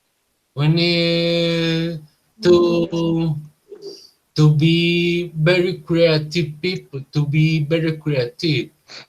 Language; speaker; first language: English; non-native, learner; Spanish